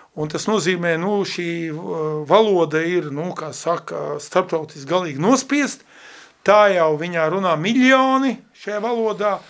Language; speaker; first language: Latvian; native; Latvian